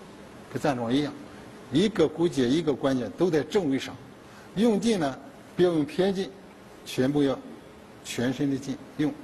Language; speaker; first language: Chinese; native; Chinese